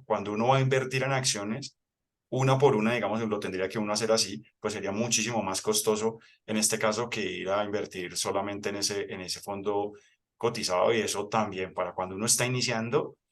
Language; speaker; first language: Spanish; native; Spanish